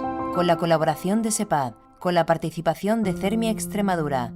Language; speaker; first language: Spanish; native; Spanish